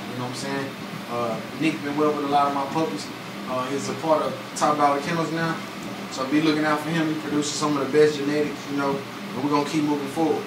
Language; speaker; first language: English; native; English